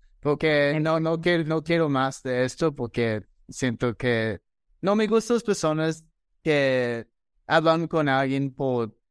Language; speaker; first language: Spanish; non-native, fluent; English